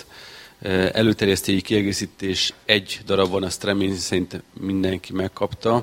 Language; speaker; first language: Hungarian; native; Hungarian